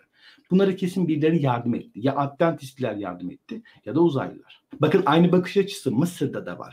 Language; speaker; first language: Turkish; native; Turkish